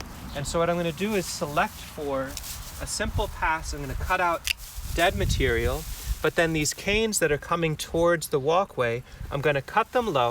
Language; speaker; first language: English; native; English